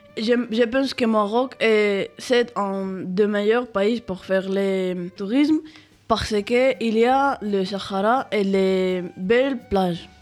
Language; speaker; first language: French; non-native, learner; Spanish